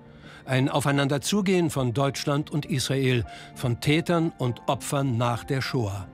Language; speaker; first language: German; native; German